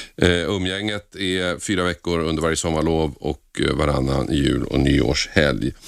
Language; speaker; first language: Swedish; native; Swedish